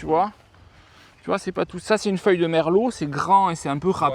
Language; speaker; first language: French; native; French